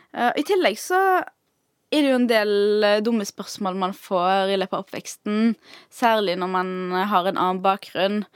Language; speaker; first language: Norwegian; early bilingual, other home language; Arabic